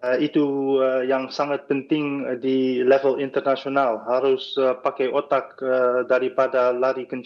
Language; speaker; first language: Indonesian; non-native, fluent; Dutch